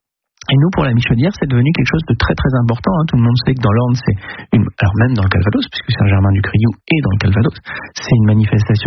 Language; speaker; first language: French; native; French